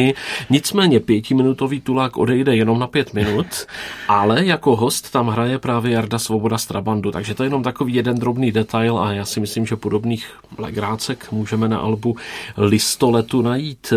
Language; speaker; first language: Czech; native; Czech